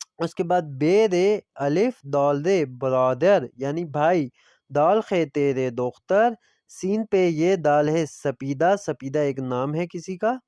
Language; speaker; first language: Urdu; non-native, local second language; Punjabi